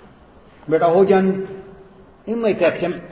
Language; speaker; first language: Hungarian; non-native, fluent; English